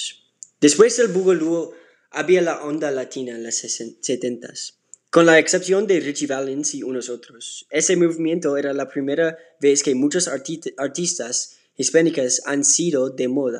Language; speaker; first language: Spanish; non-native, learner; English